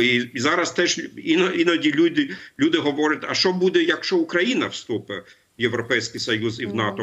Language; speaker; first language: Ukrainian; non-native, fluent; German